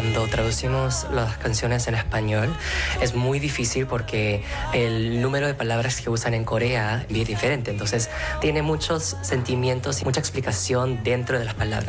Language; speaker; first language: Spanish; non-native, fluent; Korean